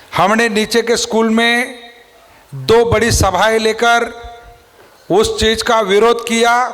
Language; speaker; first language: Hindi; non-native, local second language; Marathi